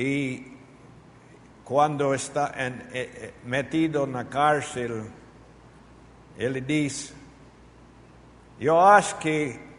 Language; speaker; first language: Portuguese; non-native, fluent; Spanish